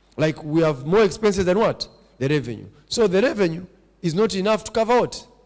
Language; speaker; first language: English; non-native, local second language; Swahili